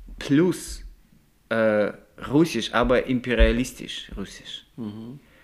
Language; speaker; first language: German; non-native, learner; Russian